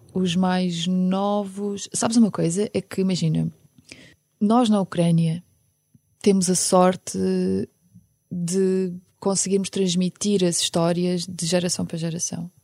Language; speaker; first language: Portuguese; early bilingual, other home language; Ukrainian